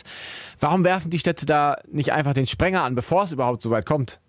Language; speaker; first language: German; native; German